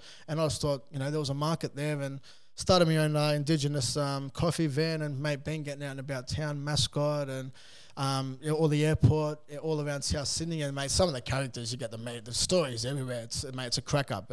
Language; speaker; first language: English; native; English